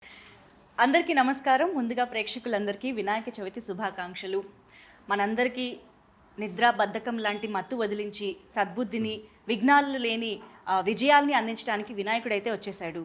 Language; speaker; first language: Telugu; native; Telugu